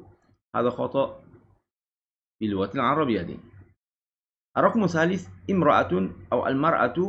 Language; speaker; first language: Arabic; non-native, fluent; Malay